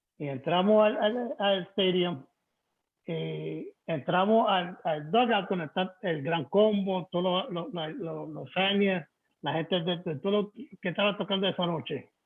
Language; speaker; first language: Spanish; early bilingual, heritage; Spanish